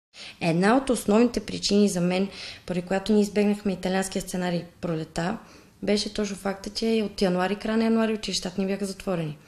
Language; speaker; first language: Bulgarian; native; Bulgarian